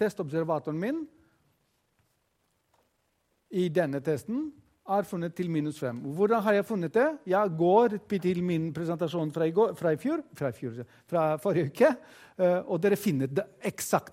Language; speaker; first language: Norwegian; non-native, fluent; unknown